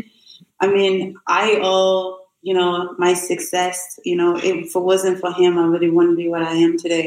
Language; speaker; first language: English; non-native, fluent; Rundi